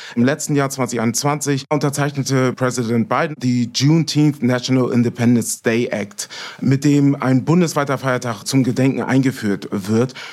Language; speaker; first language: German; native; German